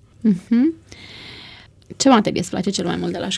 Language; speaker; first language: Romanian; native; Romanian